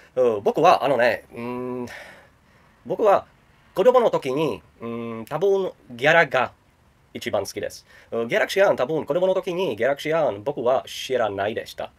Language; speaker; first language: Japanese; non-native, learner; Czech